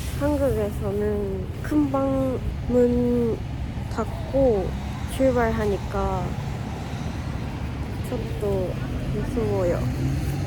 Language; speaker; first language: Korean; non-native, learner; Japanese